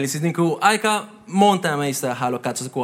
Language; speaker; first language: Finnish; non-native, fluent; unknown